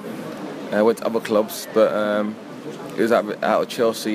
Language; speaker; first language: English; native; English